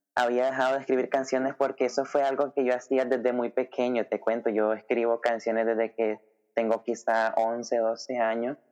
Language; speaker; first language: Spanish; native; Spanish